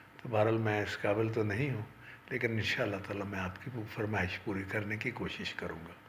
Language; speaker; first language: Urdu; non-native, local second language; Punjabi